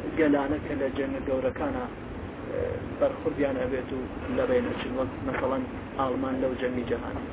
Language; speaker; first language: Central Kurdish; non-native, local second language; Gurani